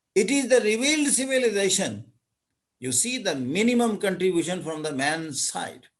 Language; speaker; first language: English; non-native, local second language; Urdu